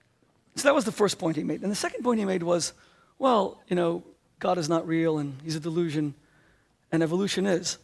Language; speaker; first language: English; native; English